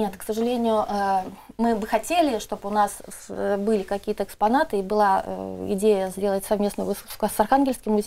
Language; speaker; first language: Russian; native; Russian